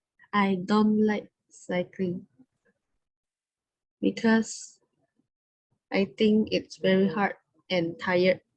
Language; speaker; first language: English; non-native, learner; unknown